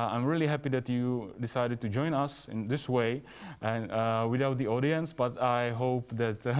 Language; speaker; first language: English; non-native, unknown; Czech